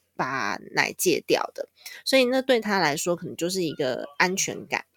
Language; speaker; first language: Chinese; native; Chinese